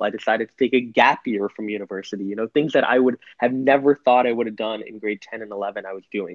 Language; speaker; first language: English; native; English